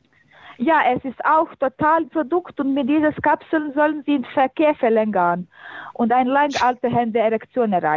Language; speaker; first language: German; non-native, learner; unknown